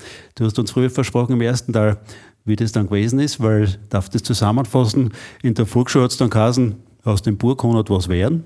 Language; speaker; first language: German; native; German